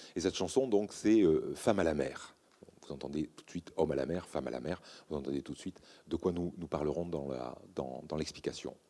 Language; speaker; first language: French; native; French